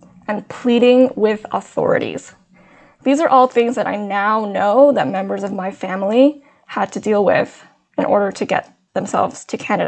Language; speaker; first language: English; early bilingual, other home language; Min Nan Chinese